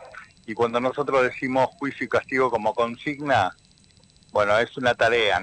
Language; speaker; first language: Spanish; native; Spanish